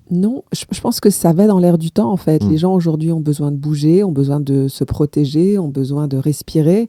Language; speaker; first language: French; native; French